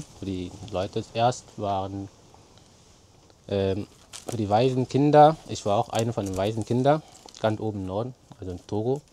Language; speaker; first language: German; non-native, fluent; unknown